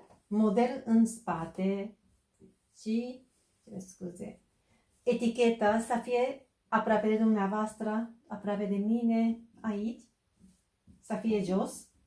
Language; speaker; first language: Romanian; non-native, fluent; Japanese